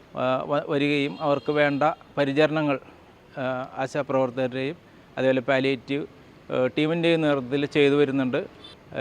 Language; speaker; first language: Malayalam; native; Malayalam